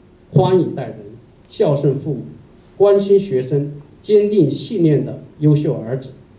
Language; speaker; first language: Chinese; native; Chinese